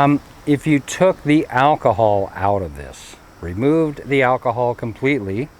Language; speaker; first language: English; native; English